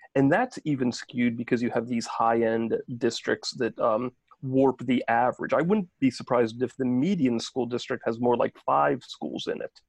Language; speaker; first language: English; native; English